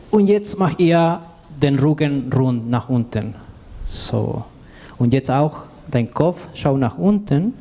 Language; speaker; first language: German; non-native, fluent; Spanish